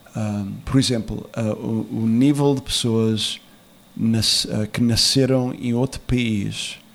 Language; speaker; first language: Portuguese; early bilingual, heritage; English